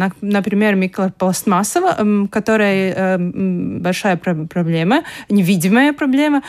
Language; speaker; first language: Russian; non-native, local second language; Latvian